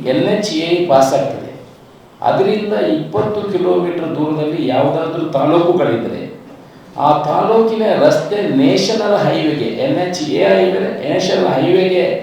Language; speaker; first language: Kannada; non-native, local second language; Tulu